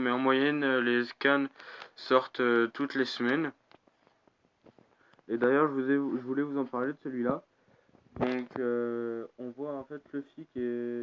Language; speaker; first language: French; native; French